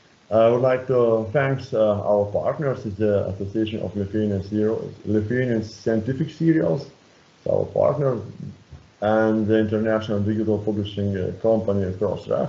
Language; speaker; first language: English; non-native, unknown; Lithuanian